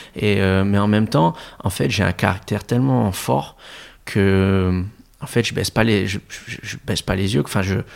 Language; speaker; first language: French; native; French